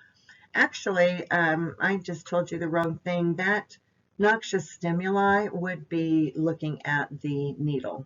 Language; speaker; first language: English; native; English